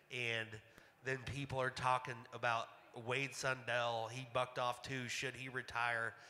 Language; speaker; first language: English; native; English